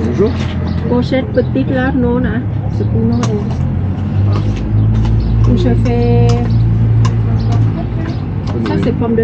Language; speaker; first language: French; non-native, learner; Thai